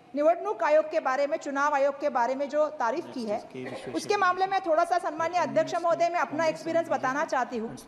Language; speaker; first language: Hindi; non-native, local second language; Marathi